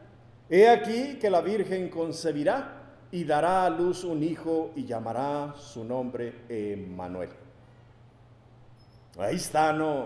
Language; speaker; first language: Spanish; native; Spanish